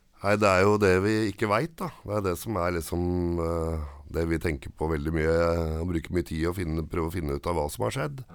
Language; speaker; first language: Norwegian; native; Norwegian